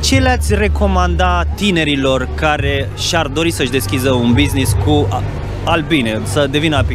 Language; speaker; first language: Romanian; native; Romanian